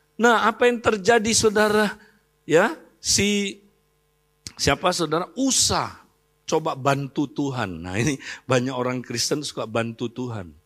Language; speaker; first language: Indonesian; native; Indonesian